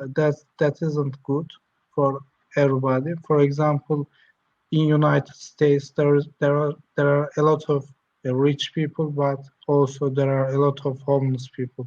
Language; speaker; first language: English; non-native, learner; Turkish